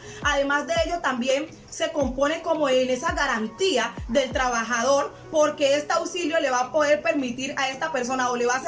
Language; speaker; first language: Spanish; native; Spanish